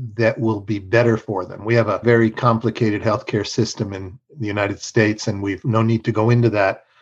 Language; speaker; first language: English; early bilingual, other home language; Spanish